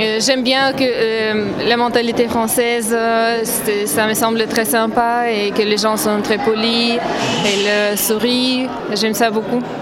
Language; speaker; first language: French; non-native, learner; Romanian